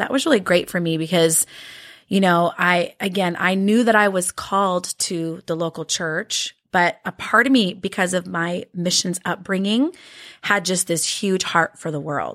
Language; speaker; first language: English; early bilingual, other home language; Norwegian